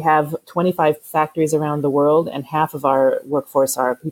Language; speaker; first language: English; native; English